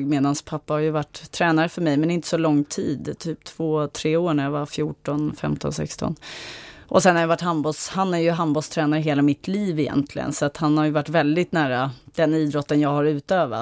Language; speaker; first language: Swedish; native; Swedish